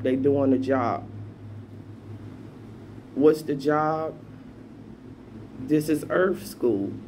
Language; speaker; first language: English; native; English